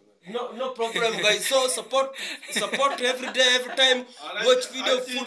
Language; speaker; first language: English; non-native, learner; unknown